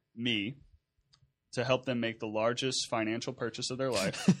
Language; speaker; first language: English; native; English